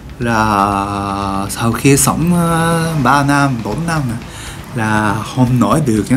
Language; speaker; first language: Vietnamese; non-native, learner; Japanese